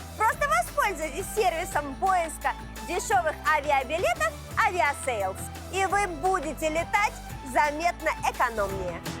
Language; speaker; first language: Russian; native; Russian